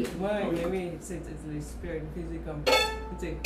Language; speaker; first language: French; non-native, fluent; English